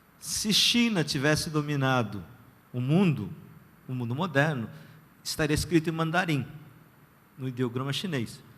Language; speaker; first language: Portuguese; early bilingual, other home language; Korean